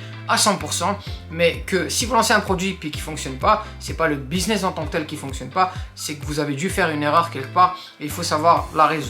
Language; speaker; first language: French; native; French